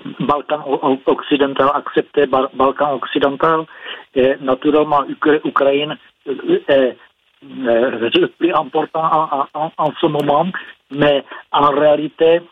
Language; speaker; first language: French; non-native, fluent; Czech